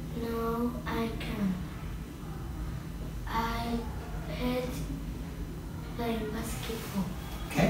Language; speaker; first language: English; non-native, learner; Vietnamese